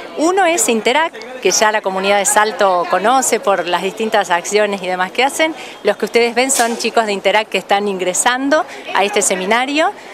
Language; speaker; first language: Spanish; native; Spanish